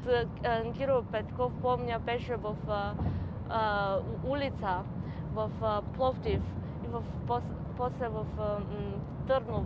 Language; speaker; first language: Bulgarian; non-native, learner; Chinese